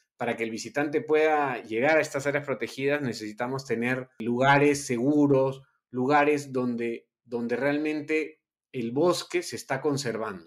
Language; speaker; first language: Spanish; native; Spanish